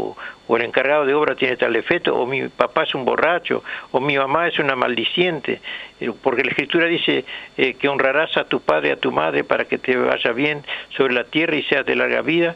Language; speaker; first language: Spanish; native; Spanish